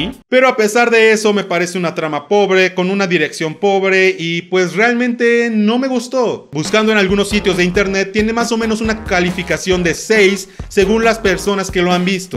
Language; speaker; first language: Spanish; native; Spanish